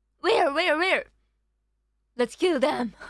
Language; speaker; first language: English; non-native, learner; Korean